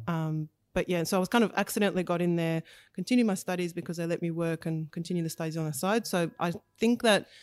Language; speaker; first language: English; early bilingual, other home language; Russian